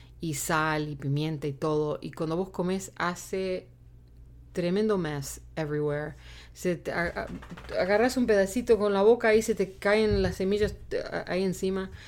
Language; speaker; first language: Spanish; native; Spanish